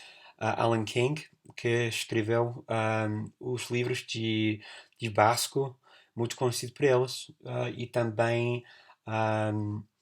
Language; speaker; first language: Portuguese; non-native, fluent; English